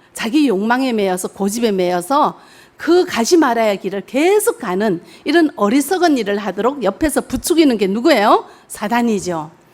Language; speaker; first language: Korean; native; Korean